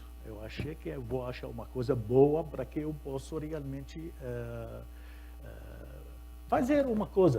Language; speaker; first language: Portuguese; non-native, fluent; Arabic